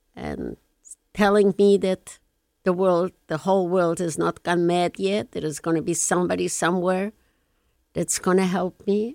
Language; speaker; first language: English; non-native, fluent; Polish